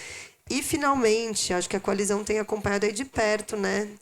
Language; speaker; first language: Portuguese; native; Portuguese